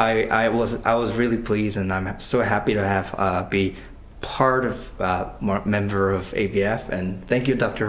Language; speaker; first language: English; non-native, fluent; Korean